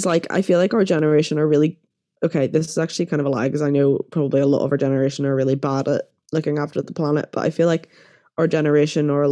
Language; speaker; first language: English; native; English